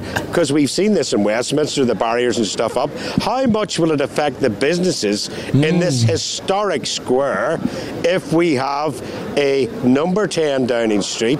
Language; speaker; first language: English; native; English